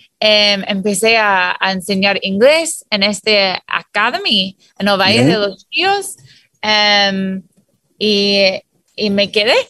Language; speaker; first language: Spanish; non-native, fluent; English